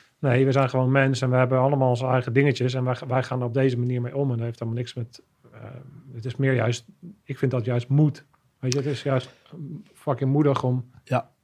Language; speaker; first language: Dutch; native; Dutch